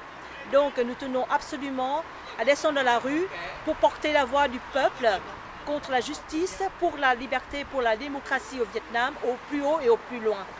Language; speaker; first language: French; non-native, fluent; Vietnamese